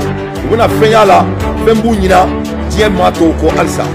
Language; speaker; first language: French; non-native, local second language; Bambara